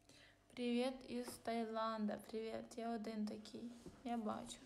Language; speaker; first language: Ukrainian; non-native, local second language; Russian